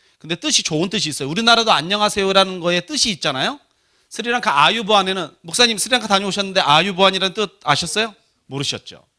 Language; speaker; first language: Korean; native; Korean